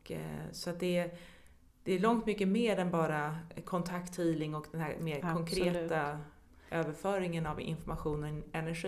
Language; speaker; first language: Swedish; native; Swedish